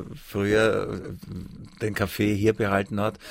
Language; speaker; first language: German; native; German